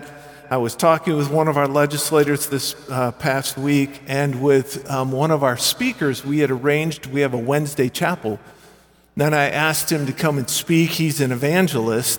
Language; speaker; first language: English; native; English